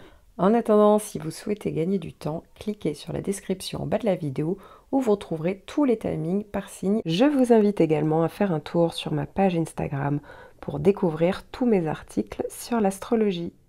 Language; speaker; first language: French; native; French